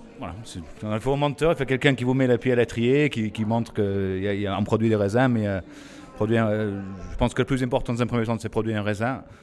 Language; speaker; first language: French; non-native, fluent; English